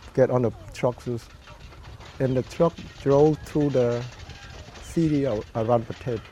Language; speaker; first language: English; non-native, fluent; Khmer